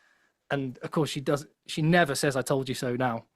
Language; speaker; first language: English; native; English